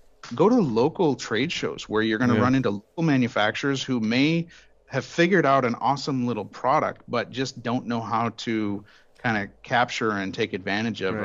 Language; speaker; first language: English; native; English